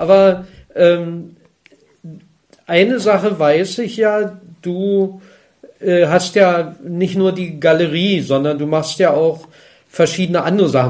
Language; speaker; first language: German; native; German